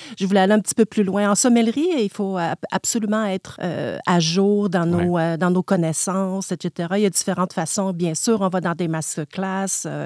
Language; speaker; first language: French; native; French